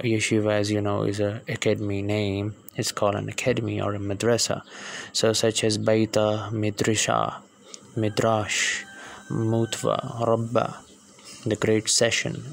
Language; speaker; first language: English; non-native, local second language; Punjabi